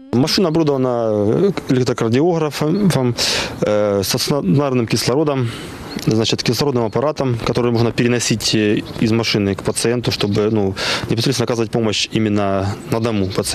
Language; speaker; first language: Russian; native; Russian